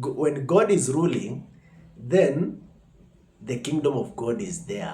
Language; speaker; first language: English; non-native, local second language; Swahili